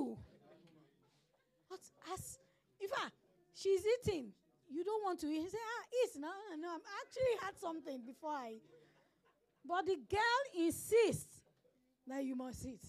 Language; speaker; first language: English; non-native, local second language; Yoruba